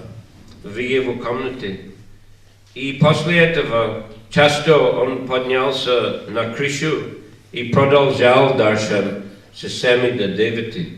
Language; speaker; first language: Russian; non-native, fluent; English